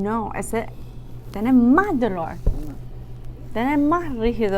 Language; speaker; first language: Spanish; non-native, learner; English